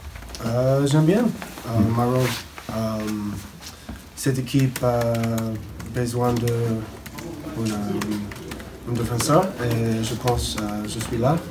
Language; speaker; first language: French; non-native, learner; English